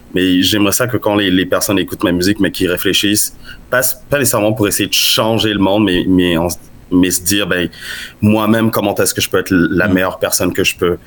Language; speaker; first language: French; non-native, local second language; Lingala